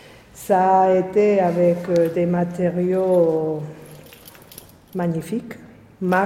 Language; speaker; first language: French; non-native, fluent; Spanish